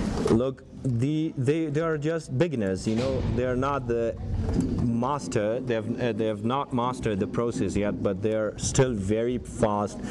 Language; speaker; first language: English; non-native, fluent; Persian